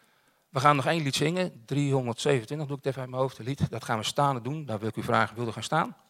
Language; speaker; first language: Dutch; native; Dutch